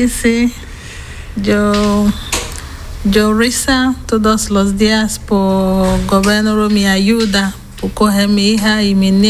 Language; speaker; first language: Spanish; non-native, learner; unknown